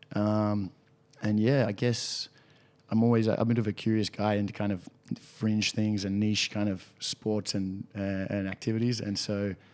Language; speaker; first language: English; native; English